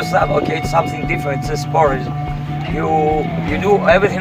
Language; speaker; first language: English; non-native, learner; Greek